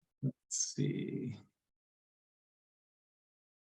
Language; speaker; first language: Indonesian; non-native, fluent; English